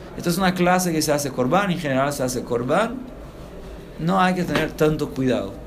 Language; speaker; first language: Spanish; non-native, fluent; Portuguese